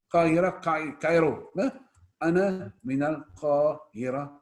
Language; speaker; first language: Arabic; non-native, fluent; Afrikaans